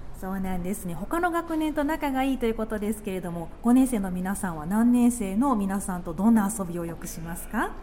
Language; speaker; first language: Japanese; native; Japanese